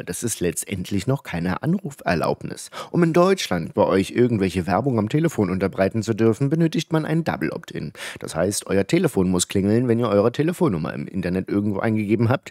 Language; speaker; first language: German; native; German